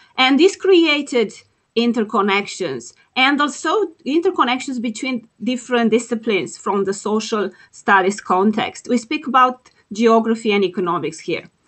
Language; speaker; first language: English; non-native, fluent; Romanian